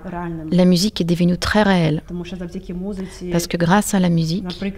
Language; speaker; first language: French; non-native, fluent; Ukrainian